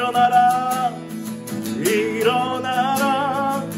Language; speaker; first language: Korean; native; Korean